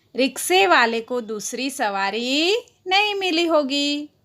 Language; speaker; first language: Hindi; non-native, local second language; Gujarati